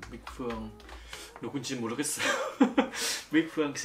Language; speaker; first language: Korean; non-native, learner; Vietnamese